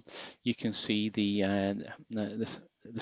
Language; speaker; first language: English; native; English